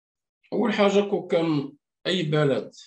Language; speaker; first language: Arabic; native; Arabic